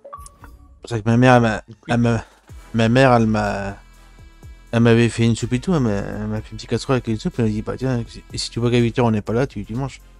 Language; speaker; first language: French; native; French